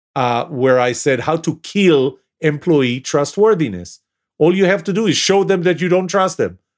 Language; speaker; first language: English; non-native, fluent; Hebrew